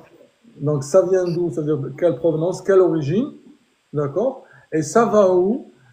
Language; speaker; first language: French; native; French